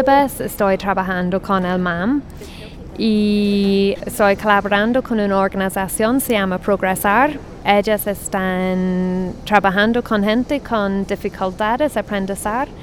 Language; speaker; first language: Spanish; non-native, fluent; English